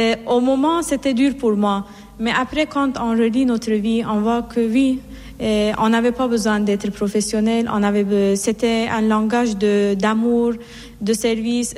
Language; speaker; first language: French; non-native, fluent; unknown